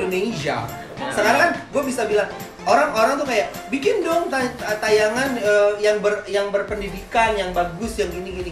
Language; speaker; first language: Indonesian; native; Indonesian